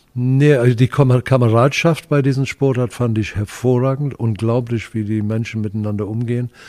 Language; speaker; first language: German; non-native, fluent; English